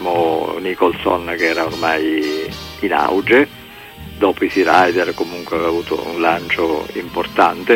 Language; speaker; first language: Italian; native; Italian